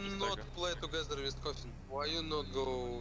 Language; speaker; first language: English; non-native, learner; Russian